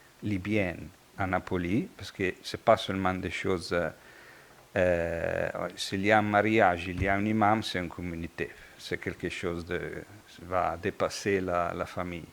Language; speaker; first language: French; non-native, fluent; Italian